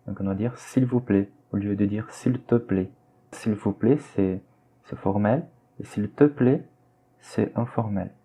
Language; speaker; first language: French; non-native, fluent; Portuguese